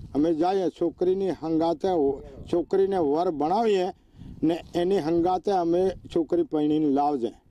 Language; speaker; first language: Gujarati; non-native, local second language; Rathawi